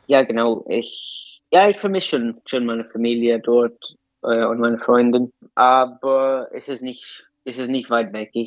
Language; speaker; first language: German; non-native, fluent; English